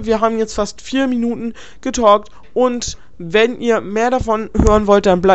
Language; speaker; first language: German; native; German